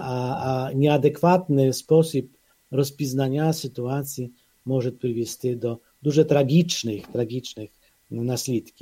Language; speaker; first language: Polish; non-native, fluent; Ukrainian